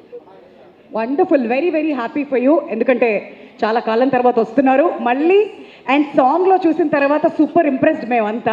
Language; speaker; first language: Telugu; native; Telugu